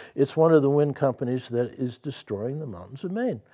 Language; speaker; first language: English; native; English